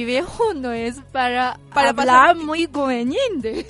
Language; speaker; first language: Spanish; non-native, learner; Chinese